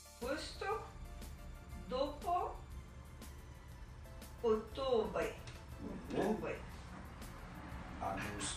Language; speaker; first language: Italian; non-native, learner; French